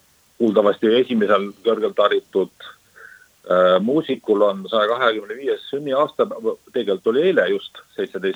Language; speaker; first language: Estonian; native; Estonian